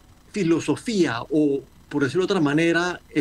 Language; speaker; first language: Spanish; native; Spanish